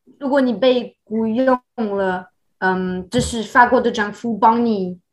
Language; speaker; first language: Chinese; non-native, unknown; French